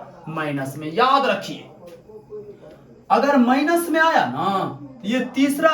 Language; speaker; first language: Hindi; native; Hindi